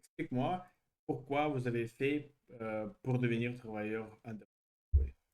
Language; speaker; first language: French; non-native, learner; Russian